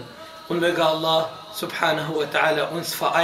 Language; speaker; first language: German; non-native, fluent; Arabic